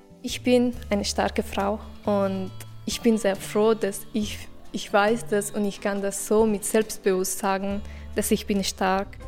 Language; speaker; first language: German; non-native, learner; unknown